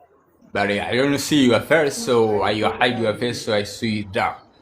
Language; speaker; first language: English; non-native, learner; Swahili